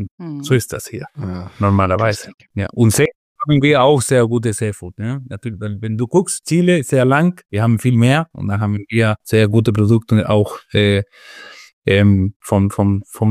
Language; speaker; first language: German; non-native, fluent; Spanish